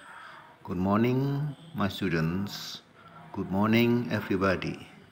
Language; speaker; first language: English; non-native, fluent; Indonesian